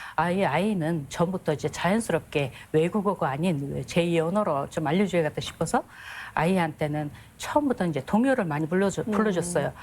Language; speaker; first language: Korean; non-native, fluent; Kyrgyz